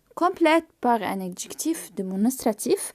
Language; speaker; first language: French; non-native, fluent; Arabic